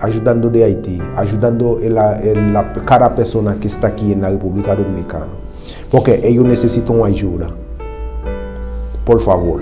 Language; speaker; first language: Spanish; non-native, learner; Haitian Creole